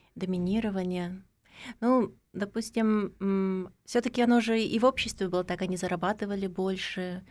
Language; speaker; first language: Russian; non-native, local second language; Kazakh